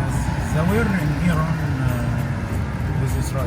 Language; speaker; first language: English; non-native, learner; Arabic